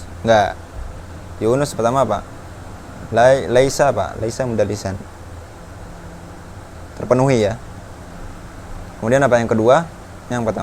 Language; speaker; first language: Indonesian; native; Indonesian